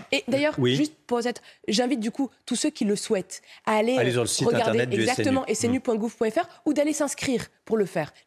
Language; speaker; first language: French; native; French